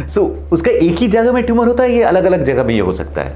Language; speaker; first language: Hindi; non-native, local second language; Bangla